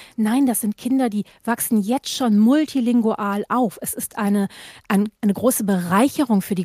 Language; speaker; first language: German; native; German